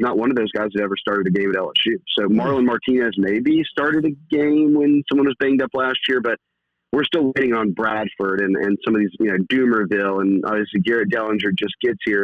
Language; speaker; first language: English; native; English